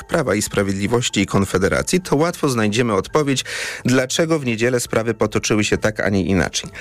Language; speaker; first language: Polish; native; Polish